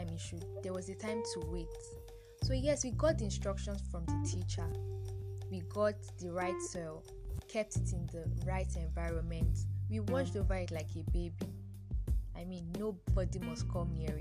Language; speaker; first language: English; non-native, local second language; Yoruba